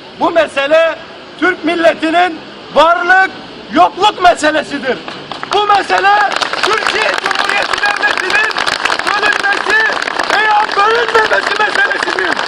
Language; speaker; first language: Turkish; native; Turkish